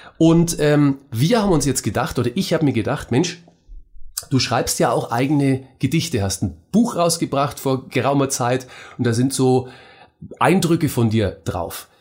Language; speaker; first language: German; native; German